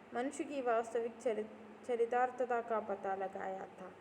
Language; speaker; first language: Hindi; non-native, local second language; Malayalam